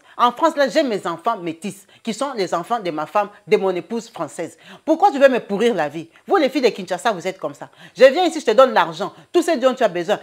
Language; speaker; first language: French; non-native, local second language; Lingala